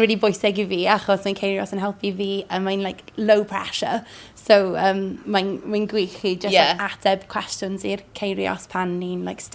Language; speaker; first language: Welsh; non-native, learner; English